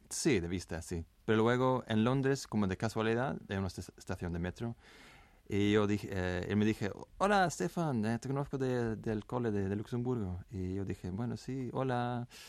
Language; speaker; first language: Spanish; non-native, fluent; Swedish